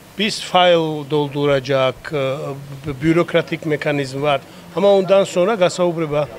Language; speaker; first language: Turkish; non-native, learner; Georgian